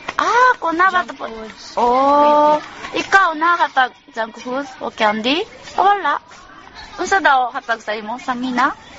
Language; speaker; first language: Japanese; native; Japanese